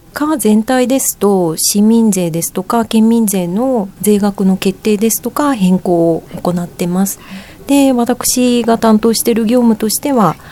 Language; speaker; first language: Japanese; native; Japanese